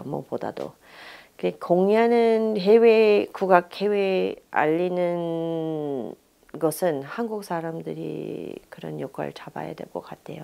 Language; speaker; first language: Korean; non-native, fluent; English